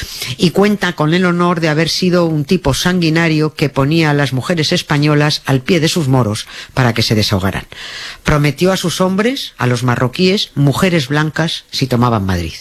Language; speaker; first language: Spanish; native; Spanish